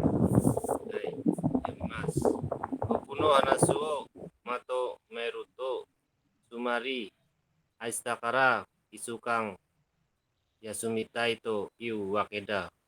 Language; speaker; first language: Japanese; non-native, learner; Indonesian